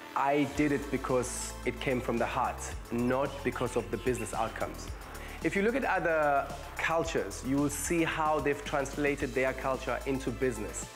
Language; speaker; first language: English; non-native, local second language; Zulu